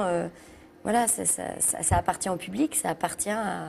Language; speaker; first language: French; native; French